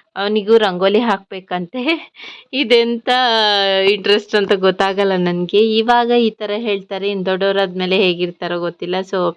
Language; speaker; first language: Kannada; non-native, local second language; Tulu